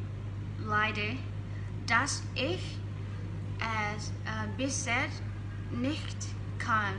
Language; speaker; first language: German; non-native, learner; Vietnamese